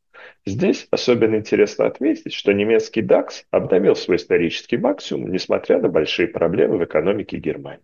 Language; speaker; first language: Russian; native; Russian